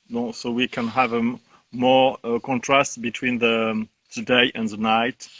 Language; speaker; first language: English; non-native, learner; French